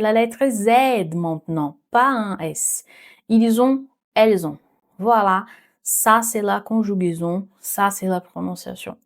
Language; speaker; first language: French; non-native, fluent; Portuguese